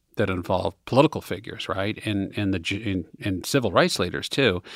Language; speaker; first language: English; native; English